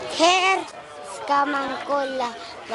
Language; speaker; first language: Swedish; early bilingual, other home language; Achinese